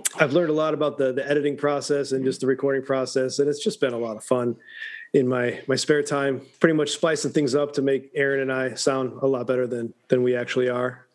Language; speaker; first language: English; native; English